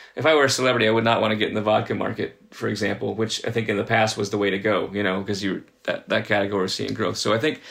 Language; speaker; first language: English; native; English